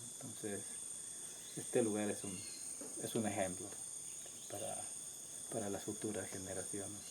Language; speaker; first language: Spanish; non-native, local second language; Quechua